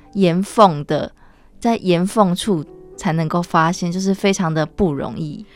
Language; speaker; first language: Chinese; native; Chinese